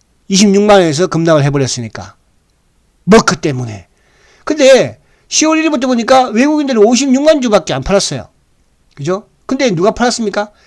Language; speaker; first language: Korean; native; Korean